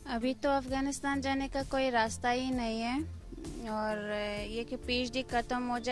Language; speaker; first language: Hindi; non-native, fluent; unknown